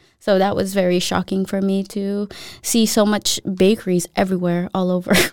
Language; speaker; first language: English; native; English